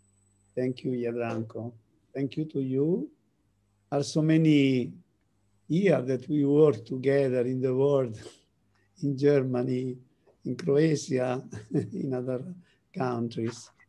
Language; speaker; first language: English; non-native, learner; Italian